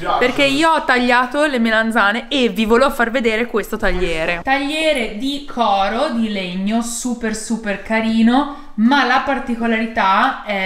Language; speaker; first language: Italian; native; Italian